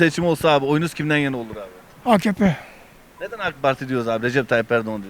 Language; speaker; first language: Turkish; native; Turkish